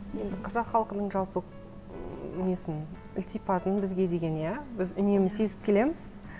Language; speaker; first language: Kazakh; non-native, local second language; Russian